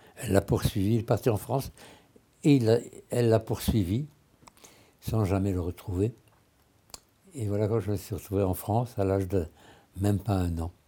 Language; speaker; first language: French; early bilingual, other home language; Russian